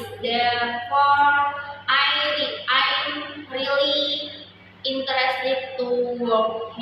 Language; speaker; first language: English; non-native, learner; Indonesian